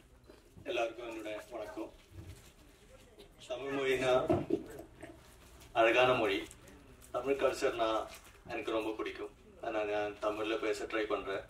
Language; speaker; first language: Tamil; non-native, fluent; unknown